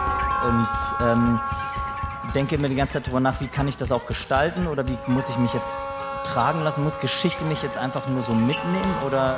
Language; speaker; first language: German; native; German